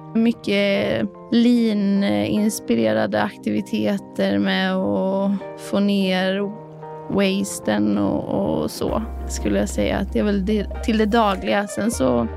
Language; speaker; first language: Swedish; native; Swedish